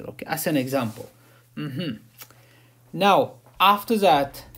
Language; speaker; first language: English; non-native, fluent; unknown